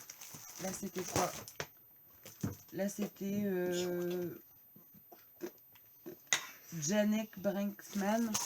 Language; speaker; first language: French; native; French